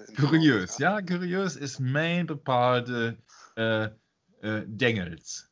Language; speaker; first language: Dutch; non-native, fluent; German